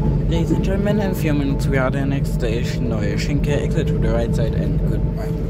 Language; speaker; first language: English; non-native, learner; German